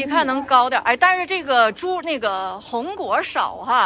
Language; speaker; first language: Chinese; native; Chinese